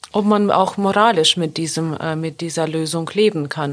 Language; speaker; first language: German; non-native, fluent; Ukrainian